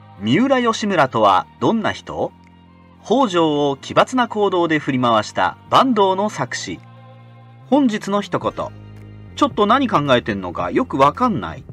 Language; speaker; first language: Japanese; native; Japanese